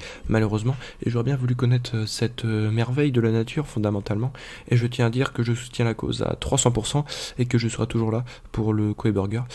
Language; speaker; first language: French; native; French